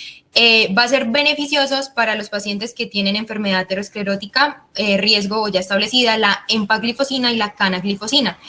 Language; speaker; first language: Spanish; native; Spanish